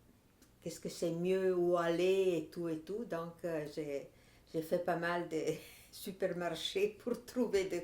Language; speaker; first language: French; non-native, fluent; Italian